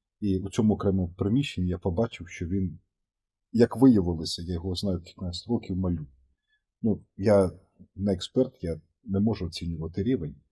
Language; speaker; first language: Ukrainian; native; Ukrainian